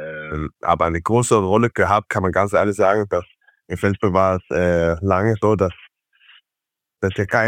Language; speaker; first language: German; non-native, fluent; Faroese